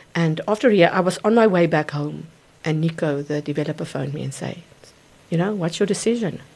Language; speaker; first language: English; non-native, local second language; Afrikaans